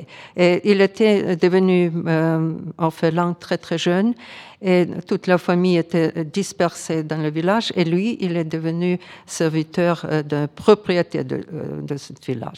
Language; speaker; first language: French; non-native, fluent; Ukrainian